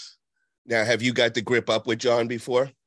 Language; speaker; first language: English; native; English